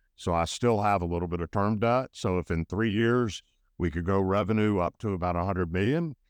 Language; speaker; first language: English; native; English